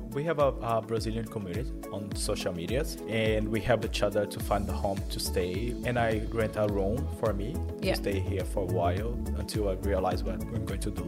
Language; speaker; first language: English; non-native, learner; Portuguese